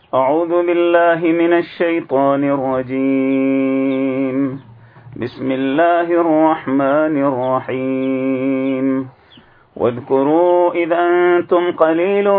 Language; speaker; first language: Urdu; native; Urdu